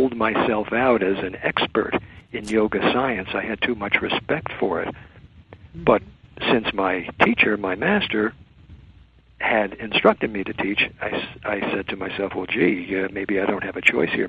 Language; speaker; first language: English; native; English